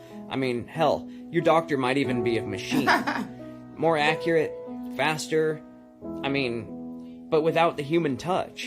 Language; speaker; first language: English; native; English